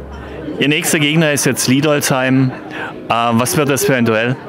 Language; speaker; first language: German; native; German